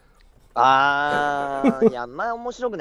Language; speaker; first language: Japanese; native; Japanese